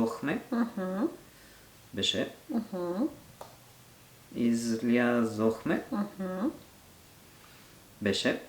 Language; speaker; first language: Bulgarian; non-native, learner; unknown